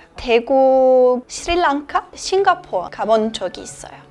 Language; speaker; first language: Korean; non-native, learner; Serbian